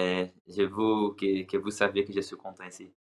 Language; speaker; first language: French; non-native, learner; Portuguese